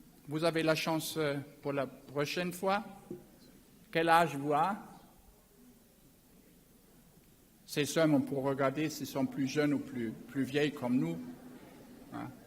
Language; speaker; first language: French; non-native, learner; German